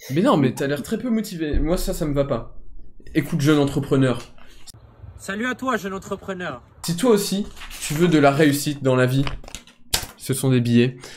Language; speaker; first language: French; native; French